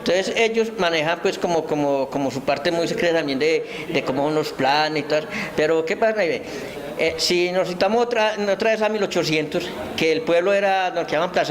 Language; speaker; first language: Spanish; native; Spanish